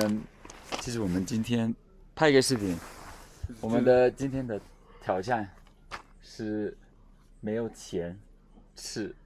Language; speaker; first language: Chinese; non-native, learner; English